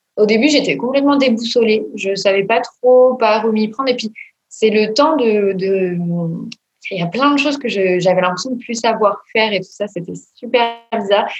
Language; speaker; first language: French; native; French